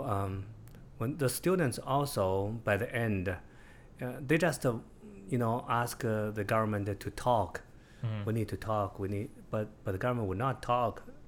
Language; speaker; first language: English; non-native, fluent; Chinese